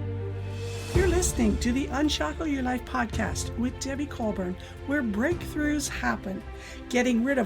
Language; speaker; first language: English; native; English